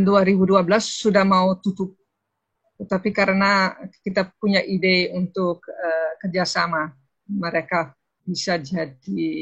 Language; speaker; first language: Indonesian; non-native, fluent; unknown